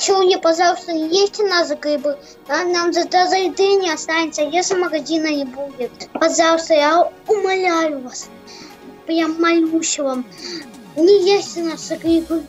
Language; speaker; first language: Russian; native; Russian